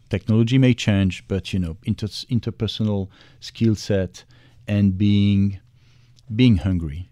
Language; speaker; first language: English; non-native, fluent; French